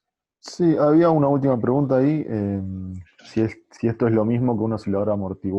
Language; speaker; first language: Spanish; native; Spanish